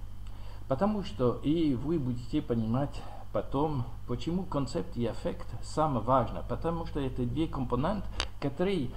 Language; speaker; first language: Russian; non-native, learner; French